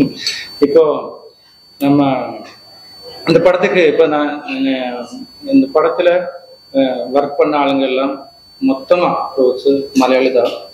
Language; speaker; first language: Tamil; non-native, learner; Malayalam